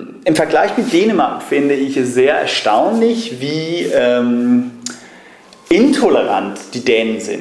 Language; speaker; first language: German; non-native, fluent; Danish